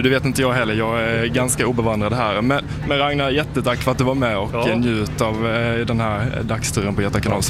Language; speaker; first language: Swedish; native; Swedish